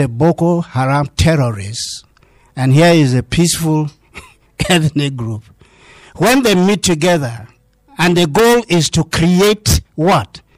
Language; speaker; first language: English; non-native, local second language; Hausa